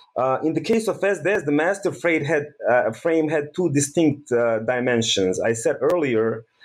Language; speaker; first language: English; early bilingual, other home language; Bosnian